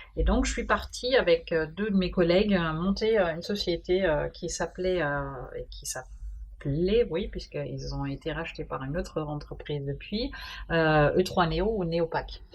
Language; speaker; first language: French; non-native, fluent; German